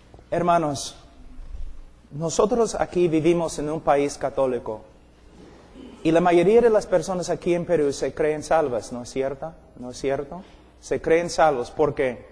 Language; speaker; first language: Spanish; non-native, fluent; English